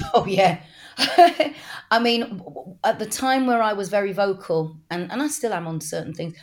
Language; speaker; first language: English; native; English